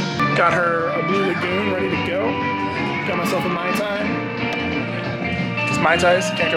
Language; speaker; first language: English; native; English